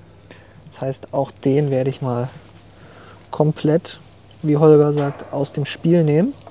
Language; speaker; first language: German; native; German